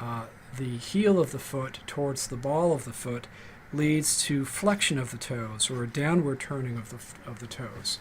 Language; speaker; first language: English; native; English